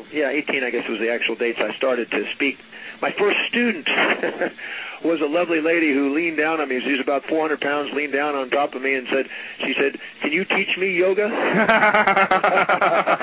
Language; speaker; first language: English; native; English